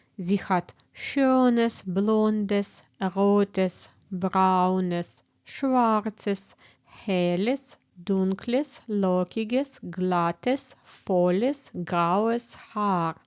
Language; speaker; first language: German; non-native, fluent; Ukrainian